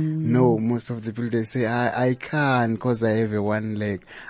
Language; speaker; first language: English; non-native, local second language; Xhosa